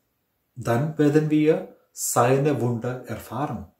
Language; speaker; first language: German; non-native, fluent; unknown